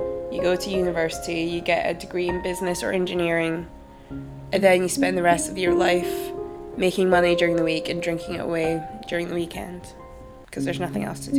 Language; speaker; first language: English; native; English